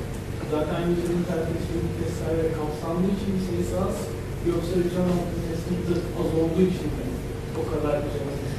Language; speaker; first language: Turkish; native; Turkish